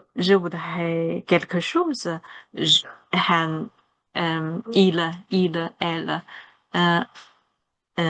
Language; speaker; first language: French; non-native, learner; Chinese